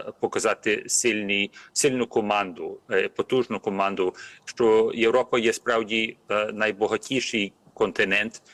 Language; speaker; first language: Ukrainian; early bilingual, heritage; Ukrainian